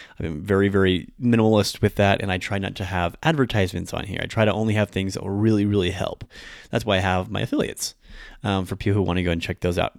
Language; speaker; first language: English; native; English